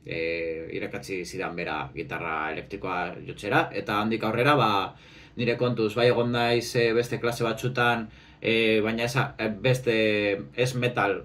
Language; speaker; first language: Basque; non-native, local second language; Spanish